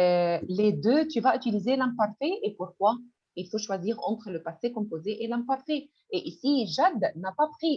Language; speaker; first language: French; non-native, fluent; Arabic